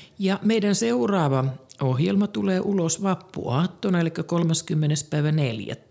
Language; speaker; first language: Finnish; native; Finnish